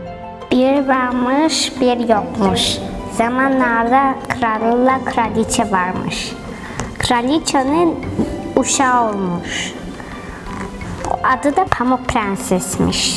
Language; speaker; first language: Turkish; early bilingual, heritage; Turkish